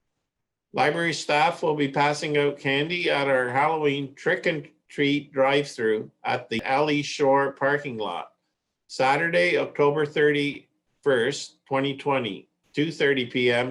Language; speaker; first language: English; native; English